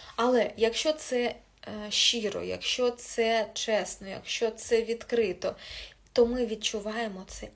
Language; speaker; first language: Ukrainian; non-native, local second language; Russian